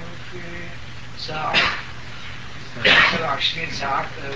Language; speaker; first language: Arabic; non-native, fluent; Turkish